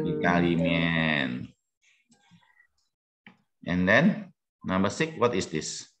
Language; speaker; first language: English; non-native, learner; Indonesian